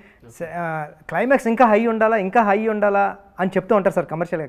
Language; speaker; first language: Telugu; native; Telugu